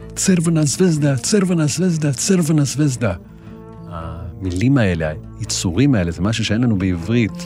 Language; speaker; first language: Hebrew; native; Hebrew